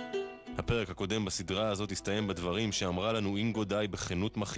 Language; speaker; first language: Hebrew; native; Hebrew